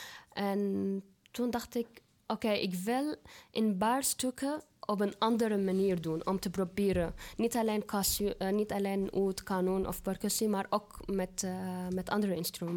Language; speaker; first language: Dutch; non-native, fluent; Arabic